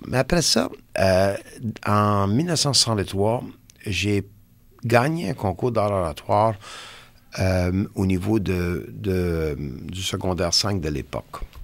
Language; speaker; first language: French; non-native, local second language; English